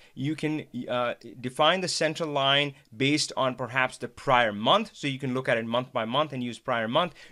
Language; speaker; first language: English; non-native, local second language; Hindi